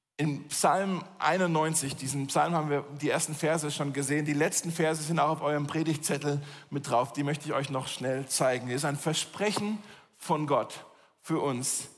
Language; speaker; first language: German; native; German